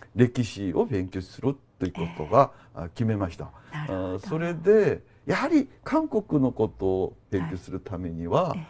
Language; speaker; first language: Japanese; non-native, fluent; Korean